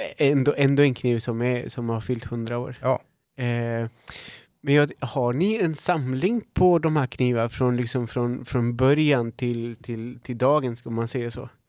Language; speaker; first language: Swedish; non-native, fluent; Spanish